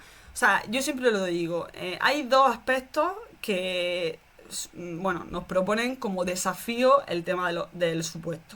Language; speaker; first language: Spanish; native; Spanish